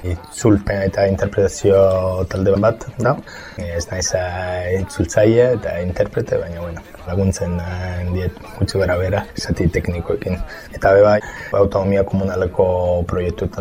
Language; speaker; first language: Basque; non-native, fluent; Italian